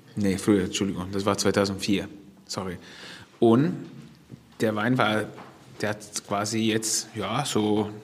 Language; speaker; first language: German; non-native, fluent; Italian